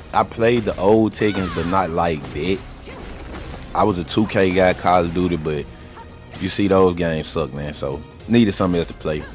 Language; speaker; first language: English; native; English